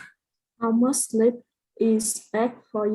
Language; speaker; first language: English; non-native, learner; Vietnamese